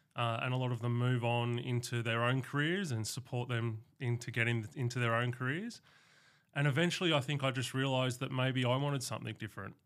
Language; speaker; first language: English; native; English